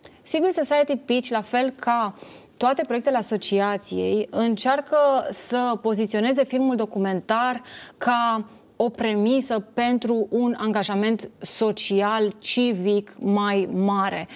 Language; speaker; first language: Romanian; native; Romanian